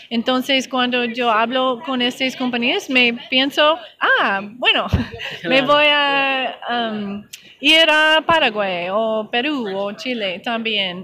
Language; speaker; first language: Spanish; non-native, learner; English